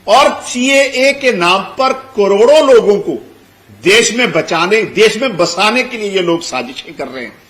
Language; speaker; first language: Hindi; non-native, local second language; Punjabi